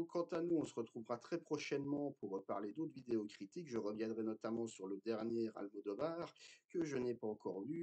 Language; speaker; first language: French; native; French